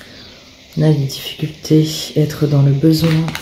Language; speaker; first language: French; native; French